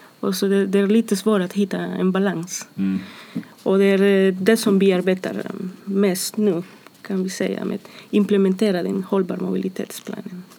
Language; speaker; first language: Swedish; non-native, fluent; Spanish